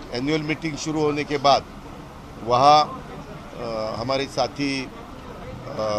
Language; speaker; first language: Hindi; non-native, local second language; Marathi